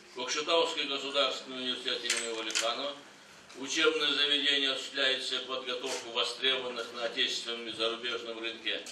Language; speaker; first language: Russian; non-native, local second language; Kazakh